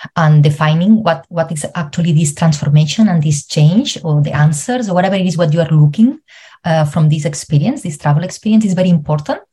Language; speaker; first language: English; non-native, fluent; Spanish